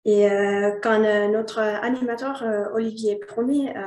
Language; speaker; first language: French; non-native, learner; Finnish